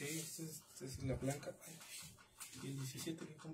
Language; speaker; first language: Spanish; native; Spanish